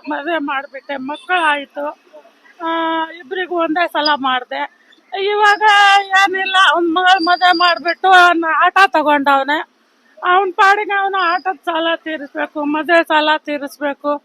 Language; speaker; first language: Kannada; non-native, local second language; Lambadi